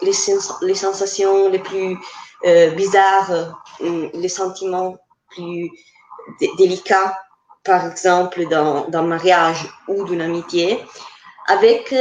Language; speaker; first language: French; non-native, fluent; Italian